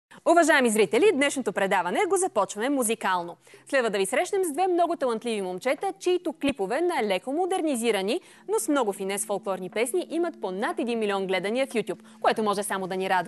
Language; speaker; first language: Bulgarian; native; Bulgarian